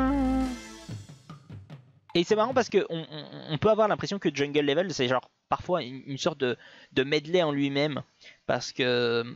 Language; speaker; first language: French; native; French